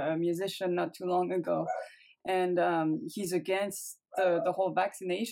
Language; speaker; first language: English; non-native, fluent; French